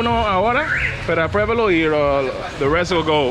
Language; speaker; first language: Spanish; non-native, learner; English